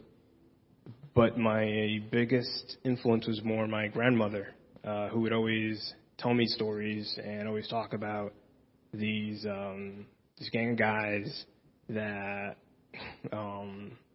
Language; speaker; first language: English; early bilingual, other home language; Spanish